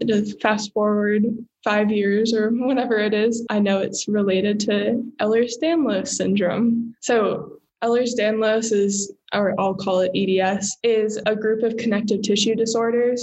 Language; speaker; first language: English; native; English